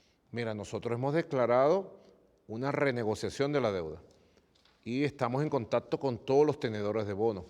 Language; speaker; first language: Spanish; native; Spanish